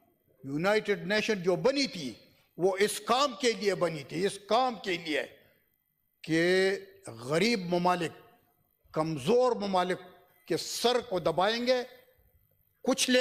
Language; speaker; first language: Urdu; non-native, local second language; Pashto